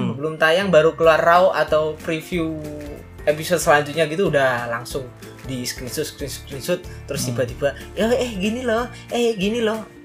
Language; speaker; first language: Indonesian; native; Indonesian